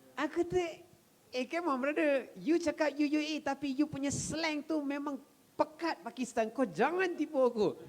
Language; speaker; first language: Malay; native; Malay